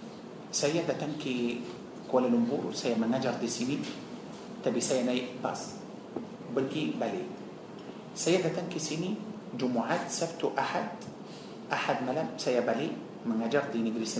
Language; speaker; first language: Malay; non-native, fluent; Arabic